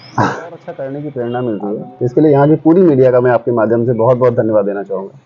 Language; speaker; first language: Hindi; native; Hindi